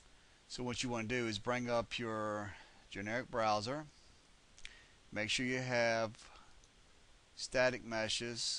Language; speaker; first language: English; native; English